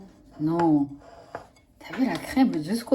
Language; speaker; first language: French; non-native, fluent; Japanese